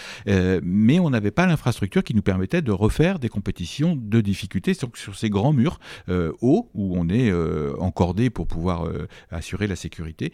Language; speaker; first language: French; native; French